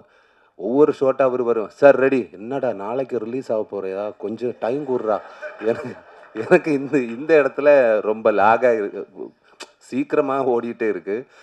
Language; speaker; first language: Tamil; non-native, learner; Malayalam